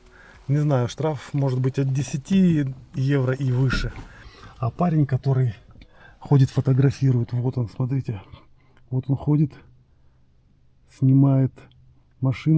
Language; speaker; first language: Russian; native; Russian